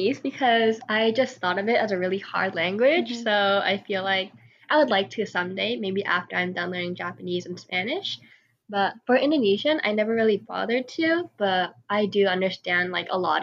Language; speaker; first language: English; native; English